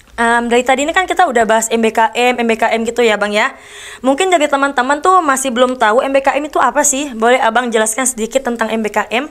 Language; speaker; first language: Indonesian; native; Indonesian